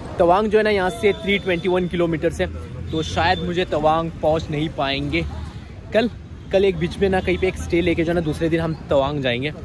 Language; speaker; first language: Hindi; native; Hindi